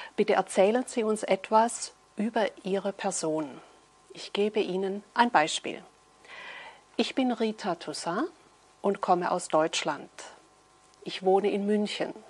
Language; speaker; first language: German; native; German